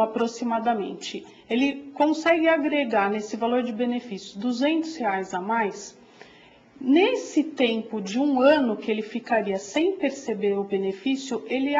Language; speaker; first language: Portuguese; native; Portuguese